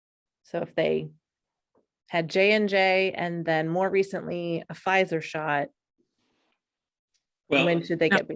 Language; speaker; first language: English; native; English